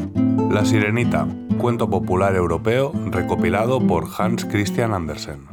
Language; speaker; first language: Spanish; native; Spanish